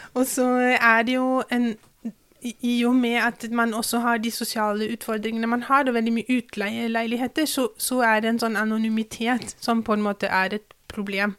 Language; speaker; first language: Norwegian; non-native, fluent; German